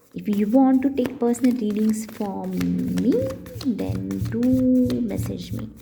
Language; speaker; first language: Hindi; non-native, local second language; Marathi